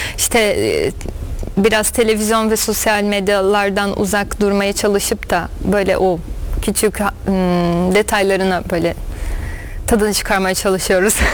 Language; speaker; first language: Turkish; non-native, fluent; Portuguese